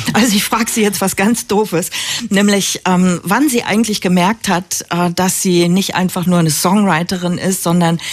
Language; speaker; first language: German; native; German